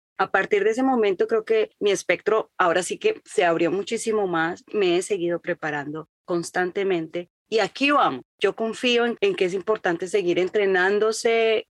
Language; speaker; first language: Spanish; native; Spanish